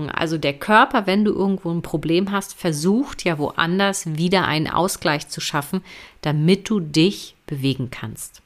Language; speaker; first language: German; native; German